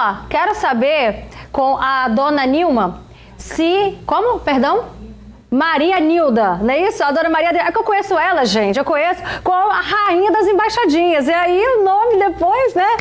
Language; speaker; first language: Portuguese; native; Portuguese